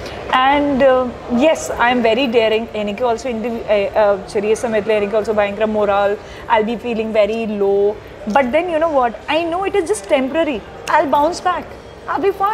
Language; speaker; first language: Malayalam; non-native, local second language; Hindi